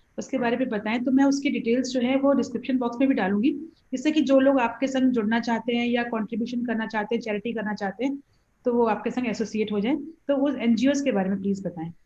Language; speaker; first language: Hindi; native; Hindi